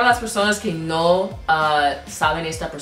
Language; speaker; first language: Spanish; non-native, learner; English